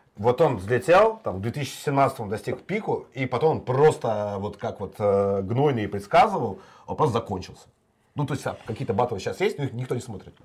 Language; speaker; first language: Russian; native; Russian